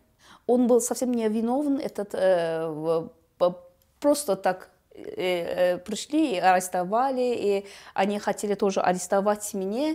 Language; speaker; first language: Russian; non-native, learner; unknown